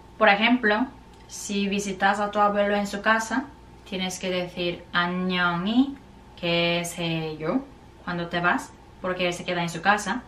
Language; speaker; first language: Spanish; non-native, fluent; Korean